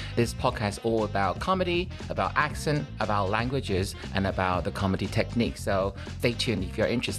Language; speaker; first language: English; non-native, fluent; Chinese